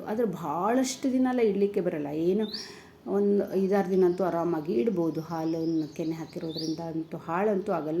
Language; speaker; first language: Kannada; native; Kannada